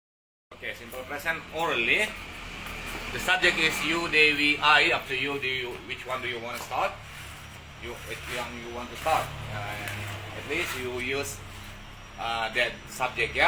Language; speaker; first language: English; non-native, fluent; Indonesian